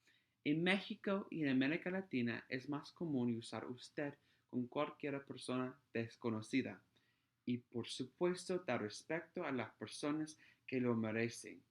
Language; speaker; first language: Spanish; non-native, fluent; English